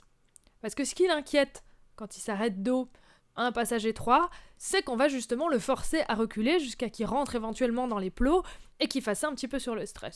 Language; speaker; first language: French; native; French